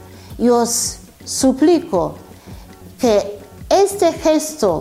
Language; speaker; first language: Spanish; non-native, fluent; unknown